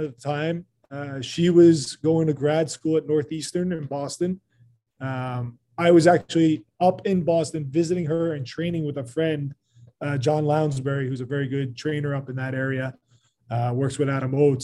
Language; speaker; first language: English; native; English